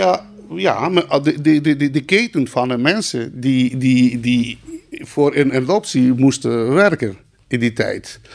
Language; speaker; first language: Dutch; non-native, local second language; Spanish